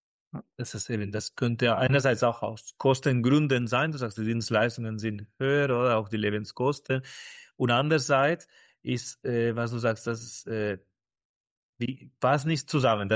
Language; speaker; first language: German; non-native, fluent; Spanish